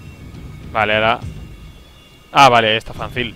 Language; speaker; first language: Spanish; native; Spanish